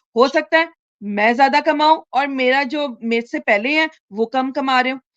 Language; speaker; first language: Urdu; native; Urdu